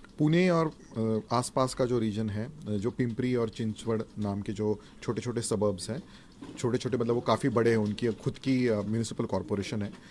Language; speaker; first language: Hindi; non-native, local second language; Marathi